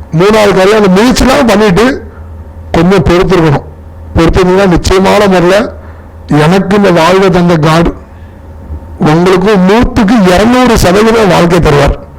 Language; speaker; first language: Tamil; non-native, local second language; Telugu